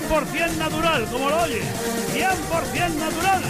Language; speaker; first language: Spanish; native; Spanish